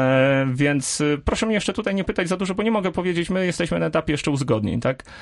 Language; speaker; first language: Polish; native; Polish